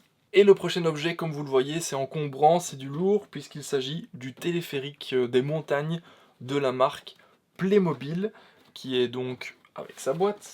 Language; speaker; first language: French; native; French